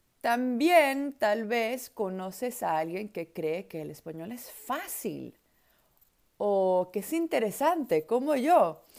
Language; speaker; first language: Spanish; non-native, fluent; Dutch